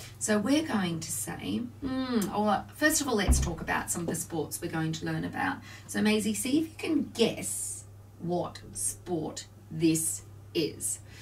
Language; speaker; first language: English; native; English